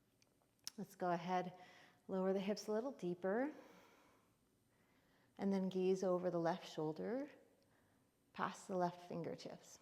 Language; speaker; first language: English; native; English